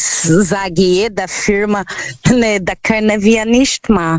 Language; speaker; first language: German; non-native, learner; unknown